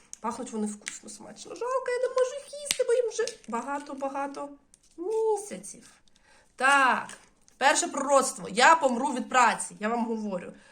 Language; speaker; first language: Ukrainian; non-native, local second language; Russian